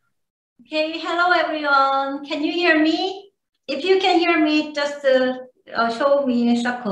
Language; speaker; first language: English; non-native, learner; Korean